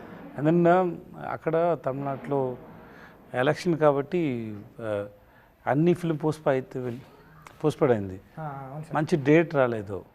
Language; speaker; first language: Telugu; non-native, learner; Tamil